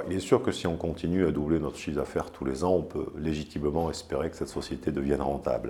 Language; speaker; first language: French; native; French